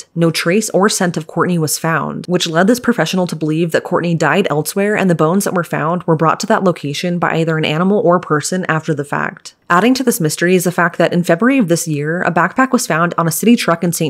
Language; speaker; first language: English; native; English